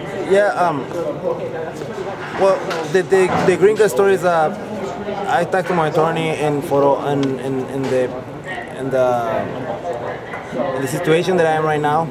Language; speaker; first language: English; non-native, fluent; Spanish